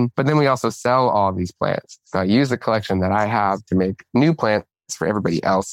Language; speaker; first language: English; native; English